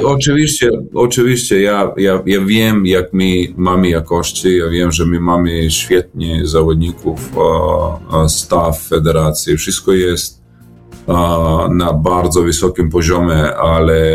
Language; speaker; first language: Polish; non-native, fluent; Serbian